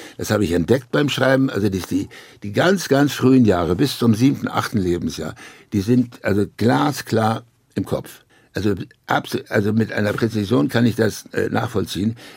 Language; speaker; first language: German; native; German